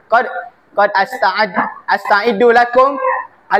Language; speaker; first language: Arabic; non-native, learner; Malay